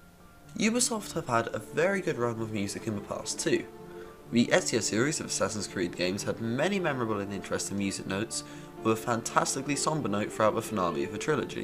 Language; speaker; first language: English; native; English